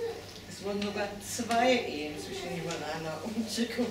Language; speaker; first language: German; native; German